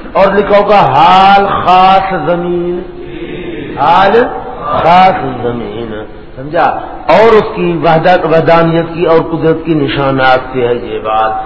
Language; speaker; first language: Urdu; non-native, local second language; Punjabi